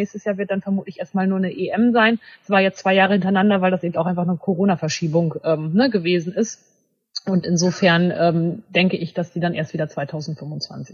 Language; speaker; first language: German; native; German